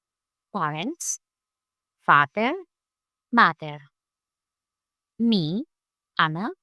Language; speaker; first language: English; non-native, fluent; Polish